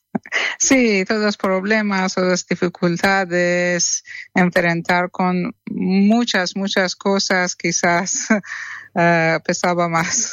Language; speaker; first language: Spanish; non-native, fluent; Persian